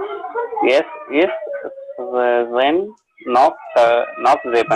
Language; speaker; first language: German; non-native, learner; Kannada